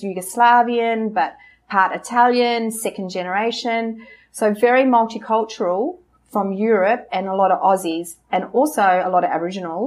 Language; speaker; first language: English; native; English